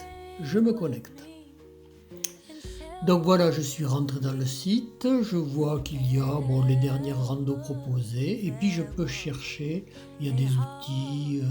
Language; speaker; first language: French; native; French